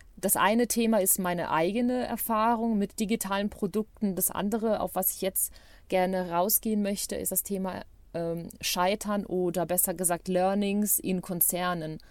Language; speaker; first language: German; non-native, fluent; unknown